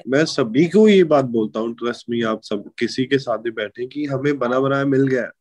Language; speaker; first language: Hindi; non-native, local second language; Punjabi